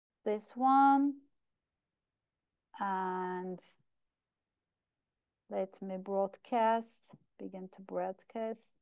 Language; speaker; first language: English; non-native, learner; Turkish